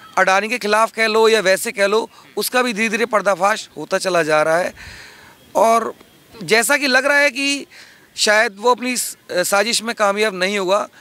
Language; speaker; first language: Hindi; native; Hindi